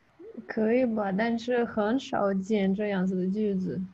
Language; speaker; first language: Chinese; non-native, fluent; Russian